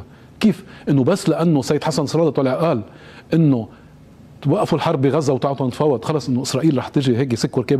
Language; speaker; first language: Arabic; native; Arabic